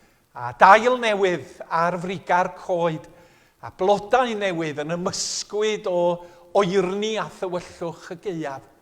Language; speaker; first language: Welsh; native; Welsh